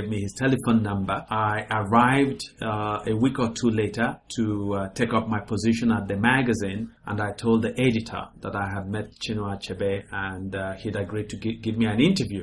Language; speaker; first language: English; non-native, local second language; Igbo